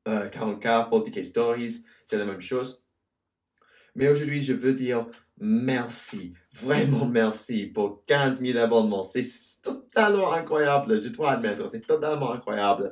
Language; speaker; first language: French; non-native, learner; English